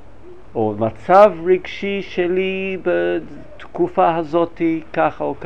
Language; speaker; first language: Hebrew; non-native, fluent; English